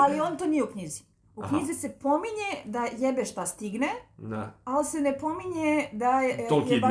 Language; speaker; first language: Serbian; native; Serbian